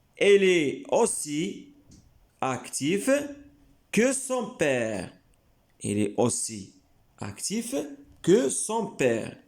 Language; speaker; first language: French; non-native, local second language; Arabic